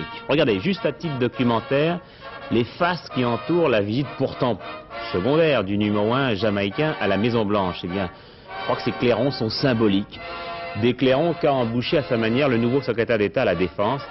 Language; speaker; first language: French; native; French